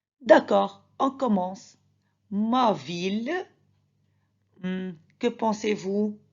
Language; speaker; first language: French; non-native, fluent; Arabic